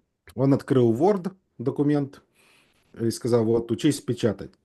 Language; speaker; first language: Russian; native; Russian